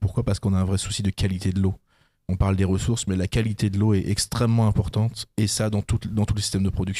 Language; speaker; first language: French; native; French